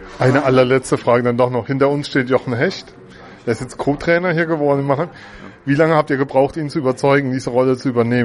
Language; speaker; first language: German; native; German